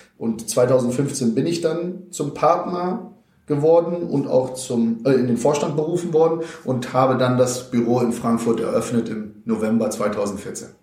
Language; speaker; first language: German; native; German